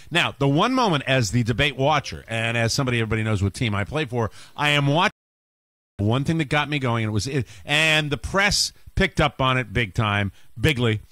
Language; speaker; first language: English; native; English